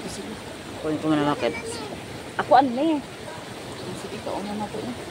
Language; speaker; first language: Filipino; non-native, local second language; Cebuano